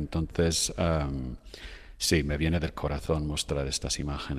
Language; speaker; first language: Spanish; non-native, fluent; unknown